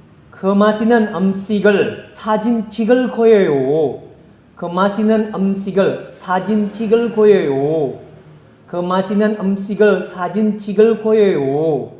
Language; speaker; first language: Korean; non-native, fluent; Indonesian